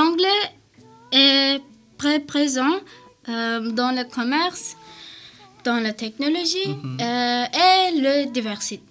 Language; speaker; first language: French; non-native, learner; Turkish